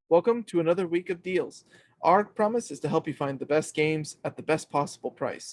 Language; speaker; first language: English; native; English